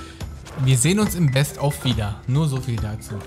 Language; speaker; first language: German; native; German